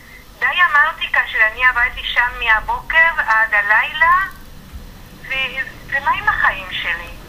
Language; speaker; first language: Hebrew; non-native, fluent; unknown